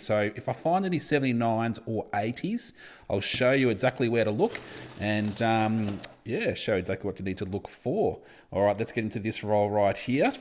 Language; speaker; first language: English; native; English